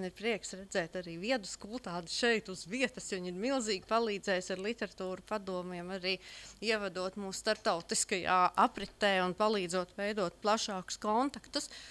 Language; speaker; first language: Latvian; native; Latvian